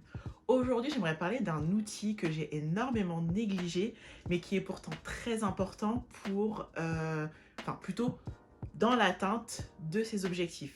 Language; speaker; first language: French; native; French